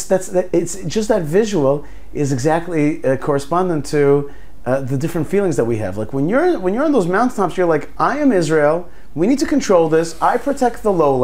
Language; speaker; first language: English; early bilingual, other home language; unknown